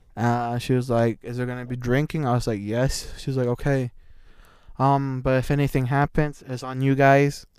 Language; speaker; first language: English; native; English